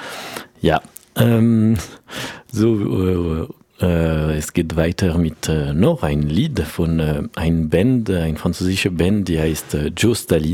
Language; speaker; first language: German; non-native, learner; French